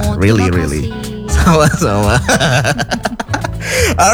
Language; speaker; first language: English; non-native, fluent; Indonesian